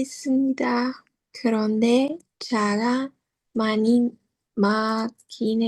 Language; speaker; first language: Korean; non-native, learner; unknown